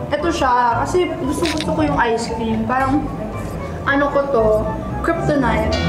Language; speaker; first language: Filipino; non-native, local second language; Cebuano